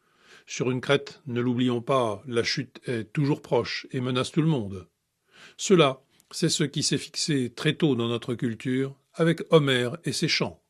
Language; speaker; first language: French; native; French